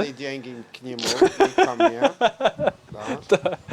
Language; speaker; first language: Russian; non-native, fluent; English